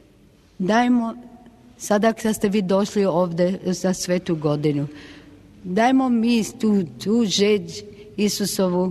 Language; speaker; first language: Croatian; non-native, local second language; Albanian